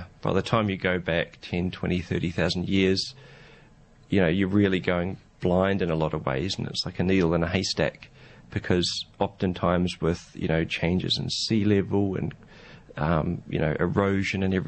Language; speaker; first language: English; native; English